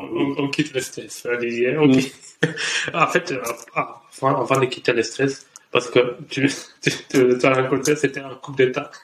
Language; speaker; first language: French; non-native, learner; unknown